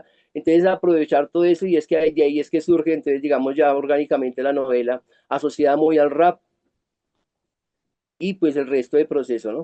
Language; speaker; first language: Spanish; native; Spanish